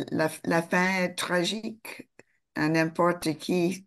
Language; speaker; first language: French; non-native, fluent; English